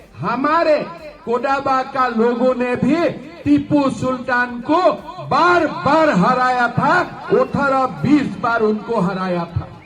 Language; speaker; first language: Hindi; non-native, local second language; Assamese